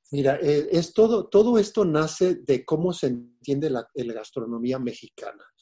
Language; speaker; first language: Spanish; early bilingual, heritage; Spanish